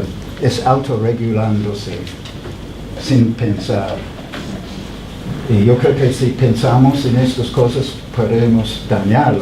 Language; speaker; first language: Spanish; non-native, fluent; English